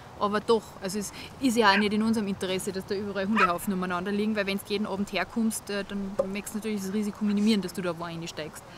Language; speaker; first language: German; native; German